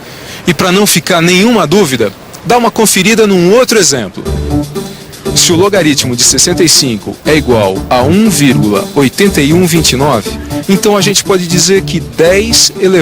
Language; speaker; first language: Portuguese; native; Portuguese